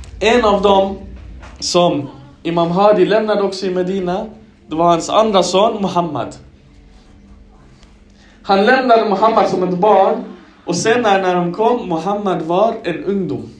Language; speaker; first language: Swedish; early bilingual, other home language; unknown